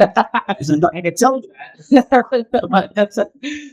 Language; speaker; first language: English; native; English